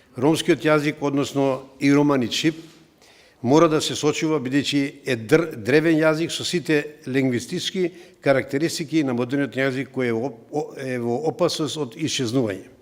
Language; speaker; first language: Macedonian; non-native, local second language; Romany